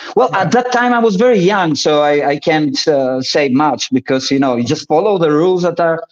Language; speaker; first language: English; early bilingual, other home language; Polish